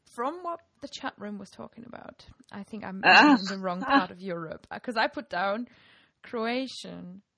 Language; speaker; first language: English; non-native, fluent; German